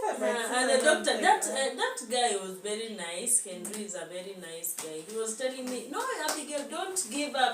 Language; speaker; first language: English; non-native, local second language; Swahili